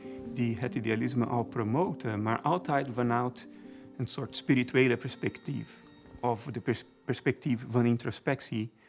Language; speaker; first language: Dutch; non-native, fluent; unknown